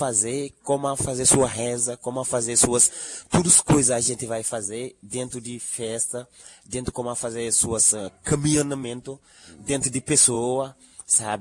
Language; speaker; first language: Portuguese; non-native, learner; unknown